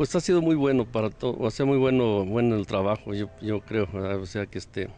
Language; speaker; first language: Spanish; native; Spanish